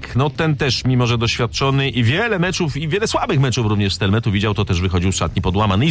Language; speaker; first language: Polish; native; Polish